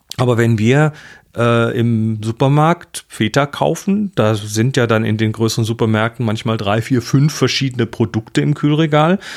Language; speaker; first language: German; native; German